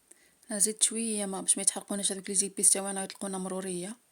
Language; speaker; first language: Arabic; native; Arabic